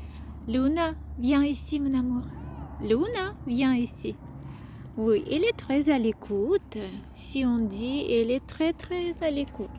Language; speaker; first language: French; non-native, fluent; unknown